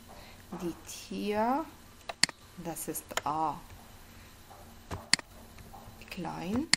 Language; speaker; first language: German; non-native, learner; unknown